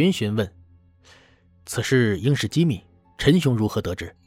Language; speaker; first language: Chinese; native; Chinese